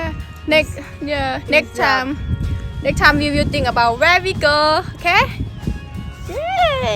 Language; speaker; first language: English; non-native, learner; Thai